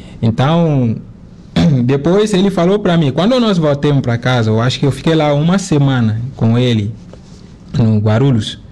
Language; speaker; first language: Portuguese; non-native, fluent; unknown